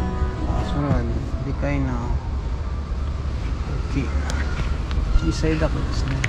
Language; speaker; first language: Japanese; non-native, learner; Bikol